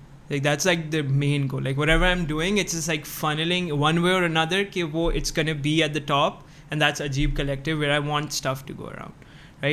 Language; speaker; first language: English; early bilingual, other home language; Urdu